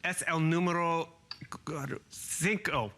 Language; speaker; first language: Spanish; non-native, learner; English